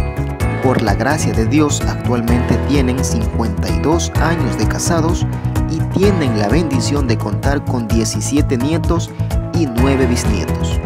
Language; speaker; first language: Spanish; native; Spanish